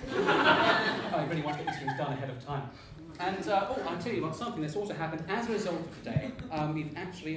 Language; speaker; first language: English; native; English